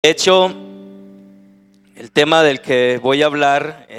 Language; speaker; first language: Spanish; native; Spanish